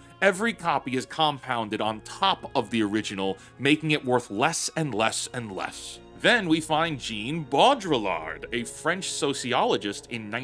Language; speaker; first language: English; native; English